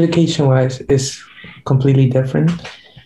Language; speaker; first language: English; non-native, fluent; Guarani